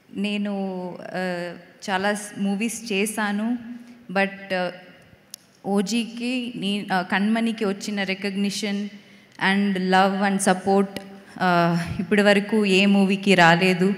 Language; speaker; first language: Telugu; non-native, learner; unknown